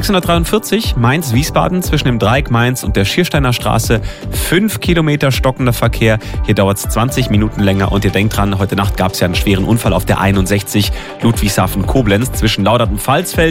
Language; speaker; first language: German; native; German